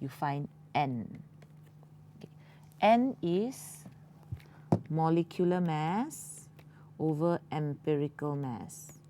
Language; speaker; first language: English; non-native, local second language; Malay